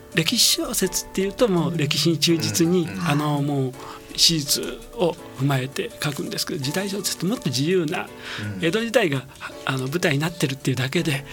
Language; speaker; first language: Japanese; native; Japanese